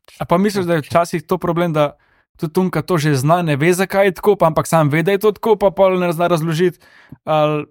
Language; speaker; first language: Slovenian; native; Slovenian